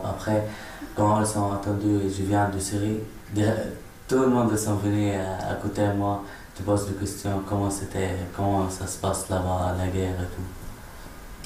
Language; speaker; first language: French; non-native, learner; Arabic